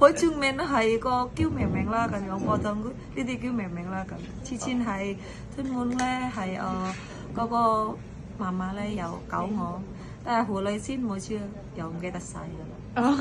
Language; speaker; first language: Cantonese; non-native, learner; Indonesian